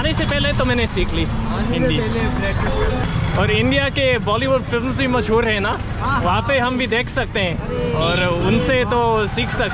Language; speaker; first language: Hindi; non-native, learner; English